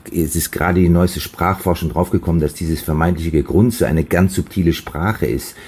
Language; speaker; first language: German; native; German